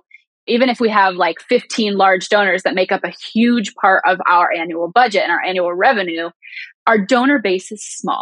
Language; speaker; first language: English; native; English